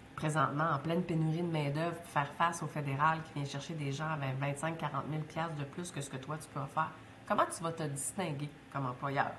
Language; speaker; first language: French; native; French